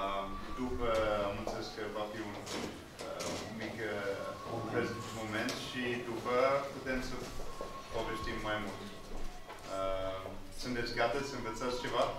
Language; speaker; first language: Romanian; non-native, fluent; English